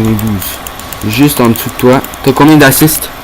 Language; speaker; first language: French; native; French